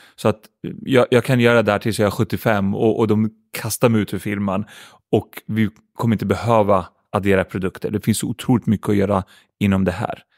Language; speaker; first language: Swedish; early bilingual, other home language; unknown